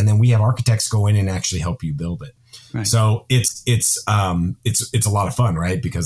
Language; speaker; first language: English; native; English